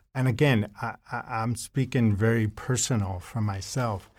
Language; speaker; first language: English; native; English